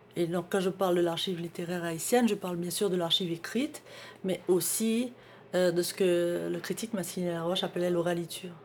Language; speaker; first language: French; native; French